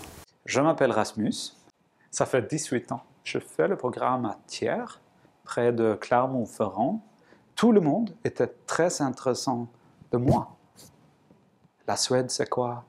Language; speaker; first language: French; non-native, learner; Swedish